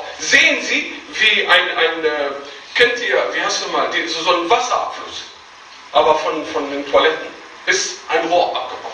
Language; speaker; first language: German; non-native, fluent; Arabic